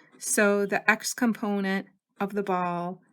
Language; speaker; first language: English; native; English